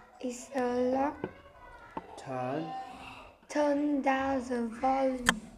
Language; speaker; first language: English; non-native, learner; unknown